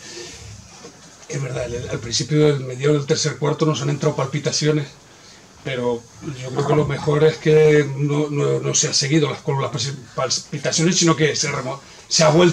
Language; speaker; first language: Spanish; native; Spanish